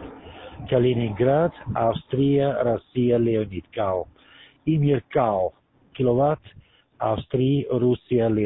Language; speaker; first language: Russian; non-native, learner; German